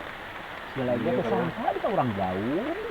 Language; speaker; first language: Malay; non-native, local second language; Sundanese